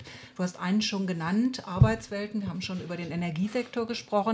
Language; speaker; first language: German; native; German